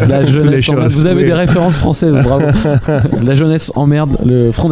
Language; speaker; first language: French; native; French